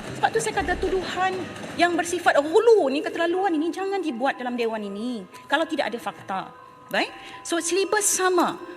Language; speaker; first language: Malay; native; Malay